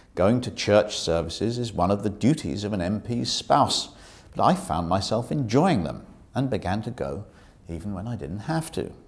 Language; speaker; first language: English; native; English